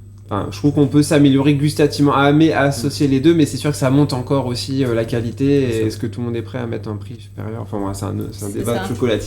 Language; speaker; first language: French; native; French